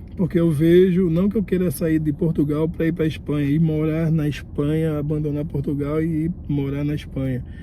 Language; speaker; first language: Portuguese; native; Portuguese